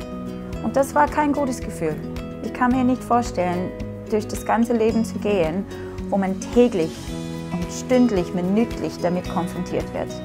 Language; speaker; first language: German; non-native, fluent; English